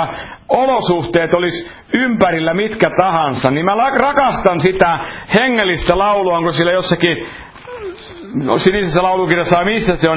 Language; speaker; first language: Finnish; native; Finnish